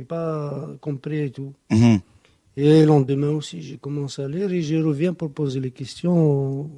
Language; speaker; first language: French; non-native, local second language; Kabyle